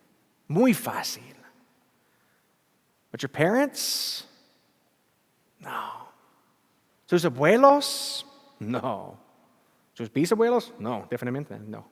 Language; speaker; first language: Spanish; non-native, learner; English